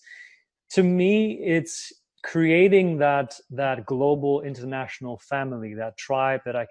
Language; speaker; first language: English; non-native, fluent; German